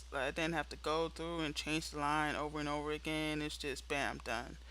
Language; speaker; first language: English; native; English